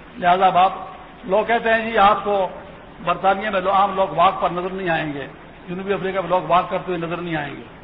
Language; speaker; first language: Urdu; non-native, local second language; Pashto